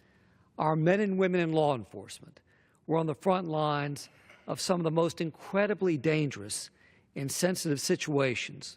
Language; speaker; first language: English; native; English